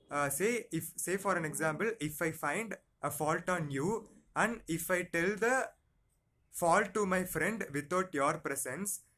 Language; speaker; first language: English; non-native, local second language; Tamil